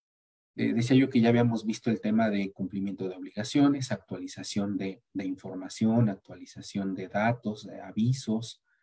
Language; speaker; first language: Spanish; native; Spanish